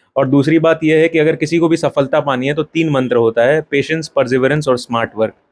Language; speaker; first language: Hindi; native; Hindi